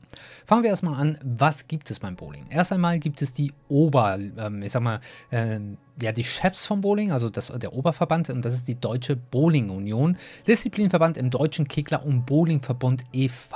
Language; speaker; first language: German; native; German